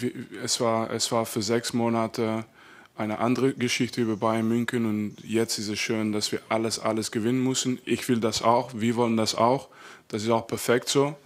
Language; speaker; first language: German; non-native, fluent; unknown